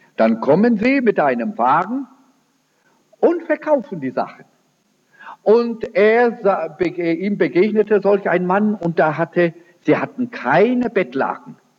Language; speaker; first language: German; early bilingual, heritage; German